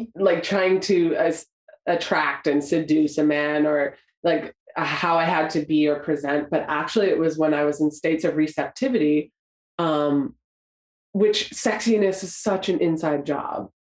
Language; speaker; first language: English; native; English